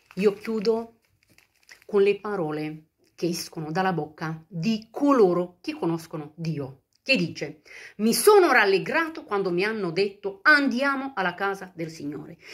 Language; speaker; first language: Italian; non-native, fluent; Romanian